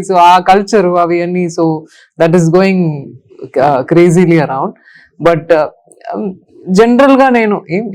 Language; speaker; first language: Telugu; non-native, learner; Tamil